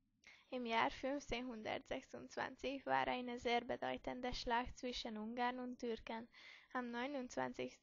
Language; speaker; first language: German; non-native, learner; Hungarian